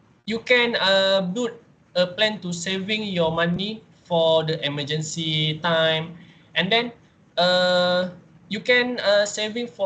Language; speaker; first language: English; non-native, learner; Malay